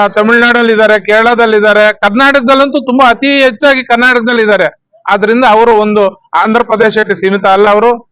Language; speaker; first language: Kannada; non-native, local second language; Telugu